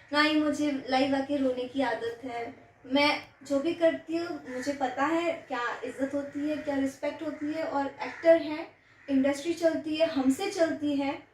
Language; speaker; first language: Hindi; non-native, local second language; Gujarati